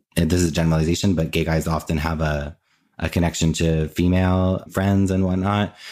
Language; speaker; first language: English; native; English